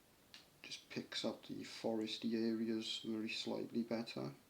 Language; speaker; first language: English; native; English